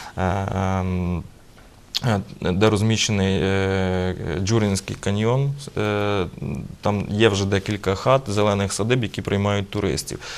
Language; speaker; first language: Ukrainian; native; Ukrainian